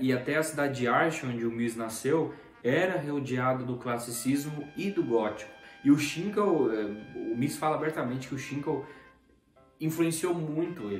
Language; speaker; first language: Portuguese; native; Portuguese